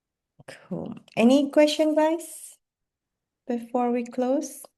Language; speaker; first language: English; non-native, fluent; Indonesian